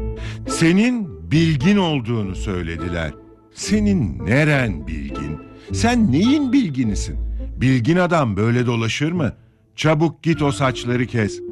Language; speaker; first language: Turkish; native; Turkish